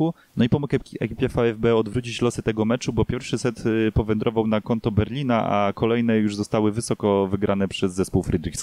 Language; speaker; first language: Polish; native; Polish